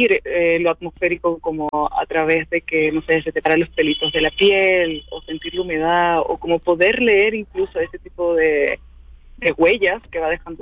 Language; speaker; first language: Spanish; native; Spanish